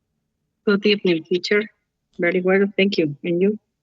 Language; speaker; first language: English; non-native, learner; Spanish